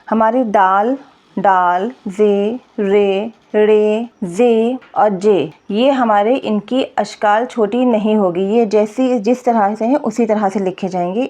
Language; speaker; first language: Urdu; native; Urdu